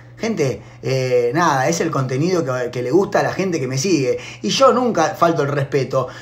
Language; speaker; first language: Spanish; native; Spanish